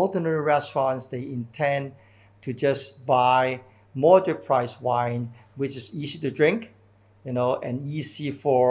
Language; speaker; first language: English; non-native, local second language; Cantonese